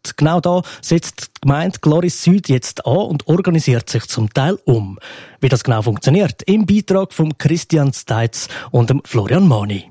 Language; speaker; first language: German; native; German